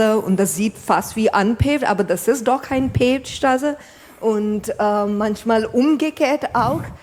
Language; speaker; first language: German; non-native, fluent; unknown